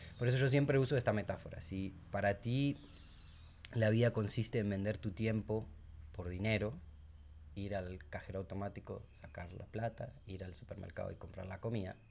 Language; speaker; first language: Spanish; native; Spanish